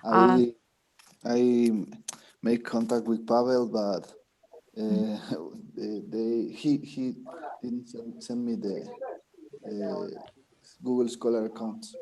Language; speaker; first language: English; non-native, learner; Spanish